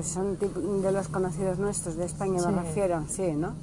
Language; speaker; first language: Spanish; native; Spanish